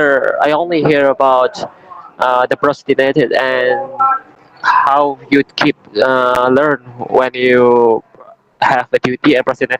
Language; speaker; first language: English; non-native, learner; Indonesian